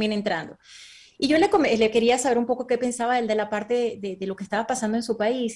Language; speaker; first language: Spanish; native; Spanish